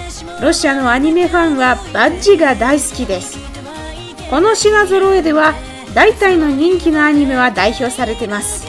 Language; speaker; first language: Japanese; non-native, fluent; Russian